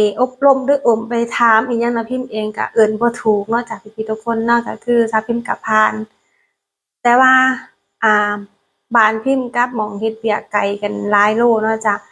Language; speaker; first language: Thai; non-native, learner; Lao